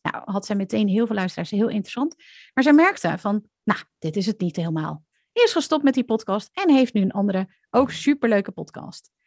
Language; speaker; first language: Dutch; native; Dutch